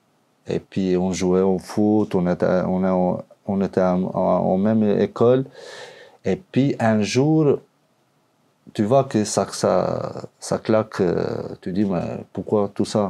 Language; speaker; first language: French; non-native, learner; Albanian